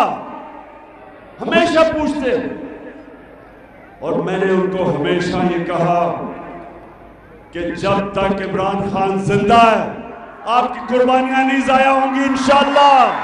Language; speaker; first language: Urdu; native; Urdu